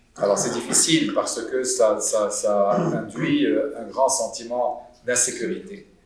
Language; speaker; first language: French; non-native, local second language; Arabic